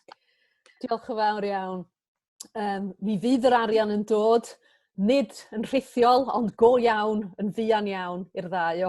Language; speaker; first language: Welsh; native; Welsh